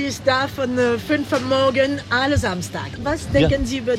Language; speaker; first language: German; non-native, learner; French